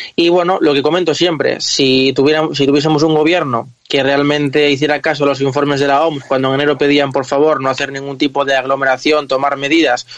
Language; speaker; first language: Spanish; native; Spanish